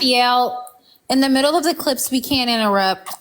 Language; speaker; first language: English; native; English